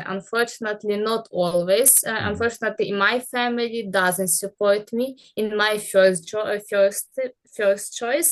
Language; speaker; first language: English; non-native, learner; Ukrainian